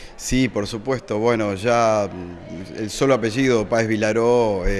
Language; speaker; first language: Spanish; native; Spanish